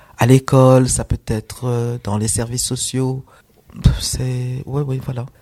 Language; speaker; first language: French; non-native, local second language; Rundi